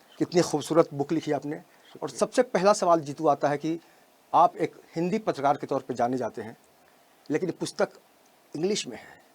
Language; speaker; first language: Hindi; native; Hindi